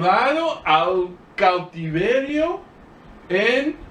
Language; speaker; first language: Spanish; non-native, fluent; English